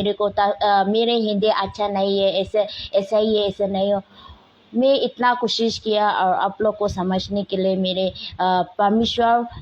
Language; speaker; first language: Hindi; non-native, local second language; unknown